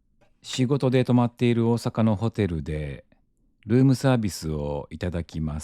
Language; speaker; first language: Japanese; native; Japanese